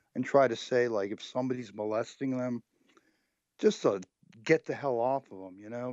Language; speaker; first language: English; native; English